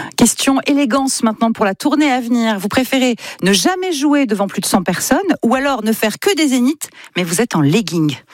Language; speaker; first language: French; native; French